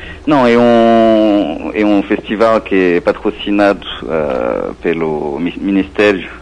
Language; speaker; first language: Portuguese; non-native, fluent; French